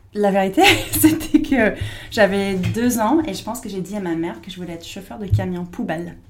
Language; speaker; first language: French; non-native, fluent; English